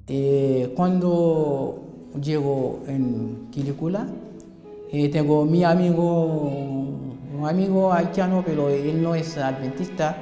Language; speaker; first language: Spanish; non-native, learner; Haitian Creole